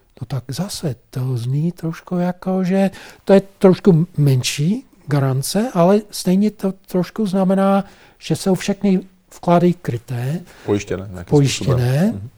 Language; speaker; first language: Czech; non-native, fluent; English